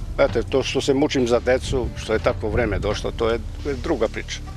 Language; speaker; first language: Serbian; native; Serbian